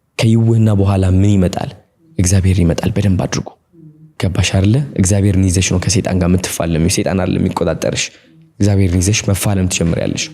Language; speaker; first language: Amharic; non-native, local second language; Tigrinya